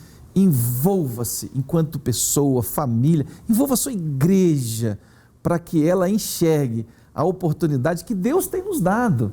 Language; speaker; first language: Portuguese; native; Portuguese